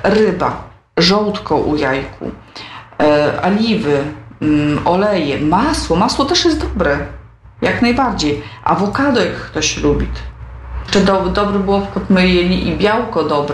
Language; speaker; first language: Polish; non-native, local second language; Ukrainian